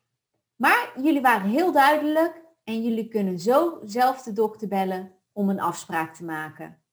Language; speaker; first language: Dutch; native; Dutch